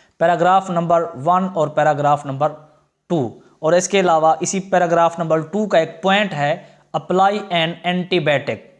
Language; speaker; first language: Urdu; non-native, local second language; Punjabi